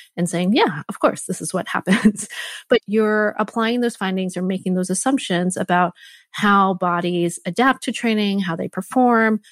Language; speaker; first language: English; native; English